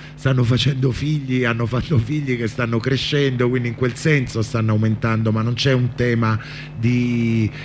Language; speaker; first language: Italian; native; Italian